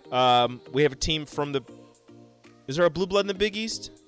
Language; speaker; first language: English; native; English